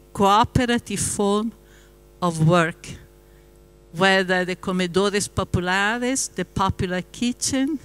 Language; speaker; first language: English; non-native, fluent; Italian